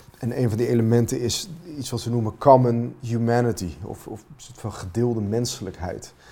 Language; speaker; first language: Dutch; non-native, fluent; Finnish